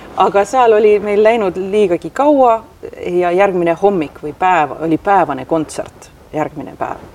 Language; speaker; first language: Estonian; non-native, local second language; Russian